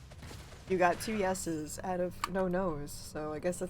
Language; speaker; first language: English; native; English